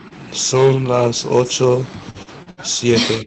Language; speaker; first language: Spanish; non-native, learner; English